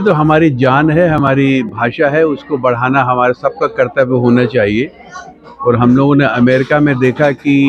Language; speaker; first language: Hindi; native; Hindi